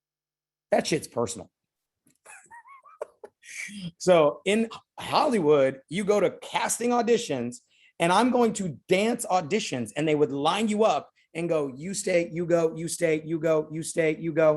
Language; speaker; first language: English; native; English